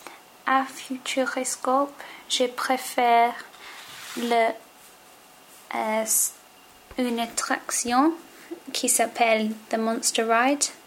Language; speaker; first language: French; non-native, learner; English